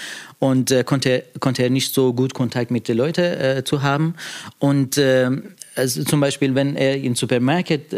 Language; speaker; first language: German; non-native, fluent; Persian